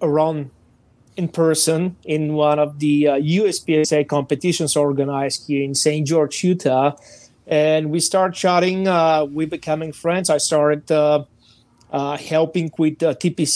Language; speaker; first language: English; non-native, fluent; Bulgarian